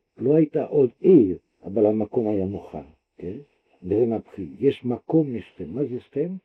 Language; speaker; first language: Hebrew; non-native, fluent; French